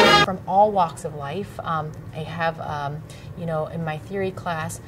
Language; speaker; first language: English; native; English